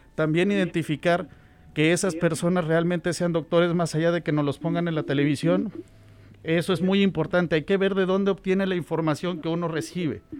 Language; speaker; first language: Spanish; native; Spanish